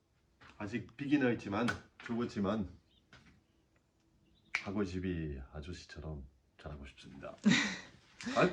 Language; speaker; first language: Korean; non-native, learner; French